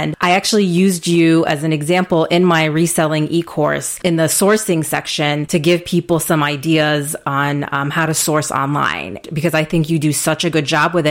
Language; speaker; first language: English; native; English